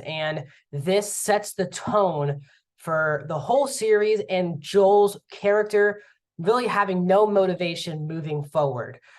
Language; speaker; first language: English; native; English